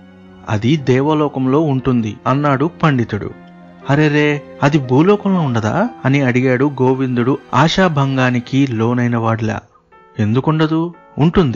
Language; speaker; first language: Telugu; native; Telugu